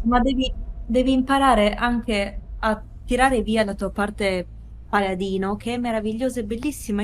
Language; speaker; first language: Italian; native; Italian